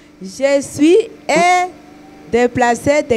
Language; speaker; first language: French; non-native, learner; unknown